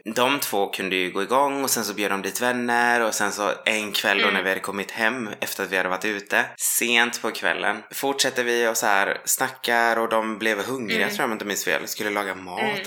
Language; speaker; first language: Swedish; native; Swedish